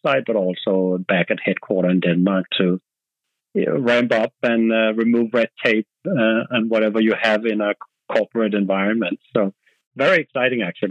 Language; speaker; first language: English; non-native, fluent; Danish